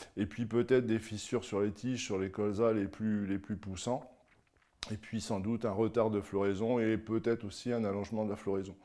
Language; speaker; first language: French; native; French